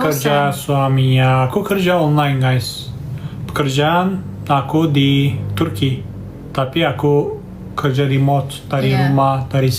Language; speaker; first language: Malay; non-native, learner; Turkish